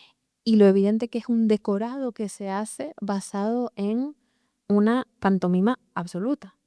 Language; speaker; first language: Spanish; native; Spanish